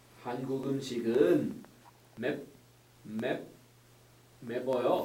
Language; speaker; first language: Korean; non-native, learner; English